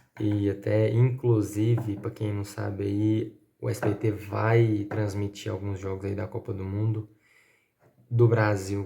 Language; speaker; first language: Portuguese; native; Portuguese